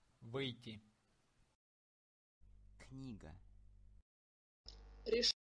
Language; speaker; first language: Russian; non-native, learner; English